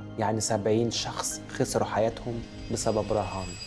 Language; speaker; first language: Arabic; native; Arabic